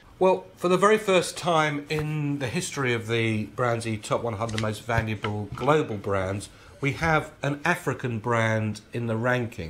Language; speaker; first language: English; native; English